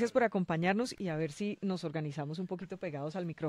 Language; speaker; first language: Spanish; native; Spanish